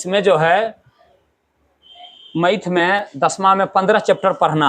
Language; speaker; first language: Hindi; native; Hindi